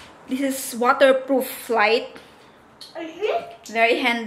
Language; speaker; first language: English; non-native, learner; Filipino